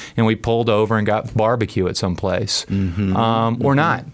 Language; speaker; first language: English; native; English